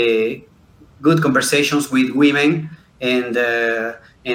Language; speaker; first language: English; non-native, fluent; Spanish